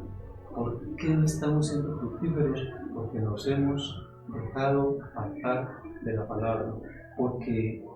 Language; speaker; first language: Spanish; native; Spanish